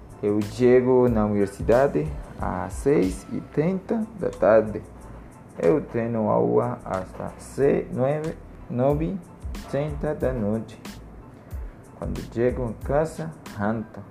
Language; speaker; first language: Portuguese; non-native, learner; Spanish